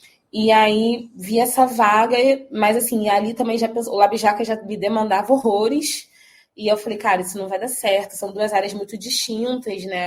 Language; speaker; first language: Portuguese; native; Portuguese